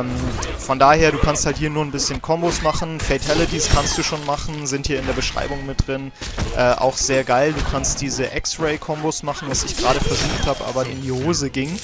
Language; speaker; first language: German; native; German